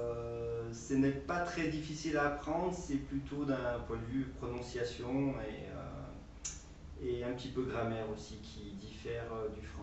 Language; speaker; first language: French; native; French